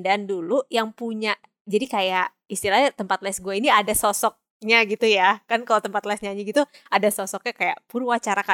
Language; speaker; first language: Indonesian; early bilingual, heritage; Indonesian